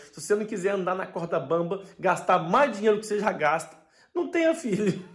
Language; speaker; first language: Portuguese; native; Portuguese